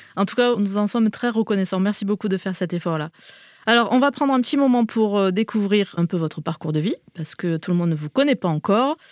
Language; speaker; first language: French; native; French